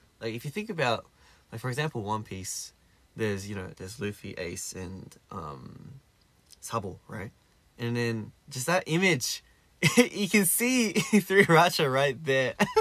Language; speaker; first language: English; early bilingual, other home language; Korean